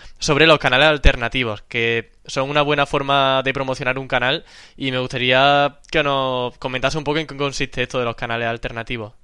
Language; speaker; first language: Spanish; native; Spanish